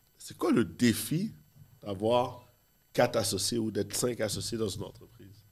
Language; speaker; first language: French; native; French